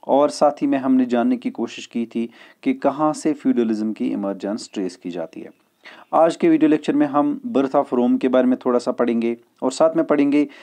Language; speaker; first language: Hindi; non-native, local second language; Kashmiri